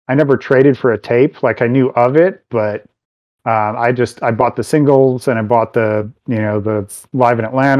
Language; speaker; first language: English; native; English